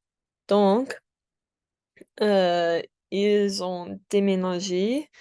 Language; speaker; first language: French; non-native, learner; English